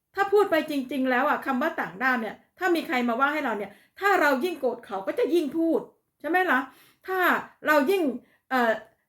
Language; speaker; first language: Thai; native; Thai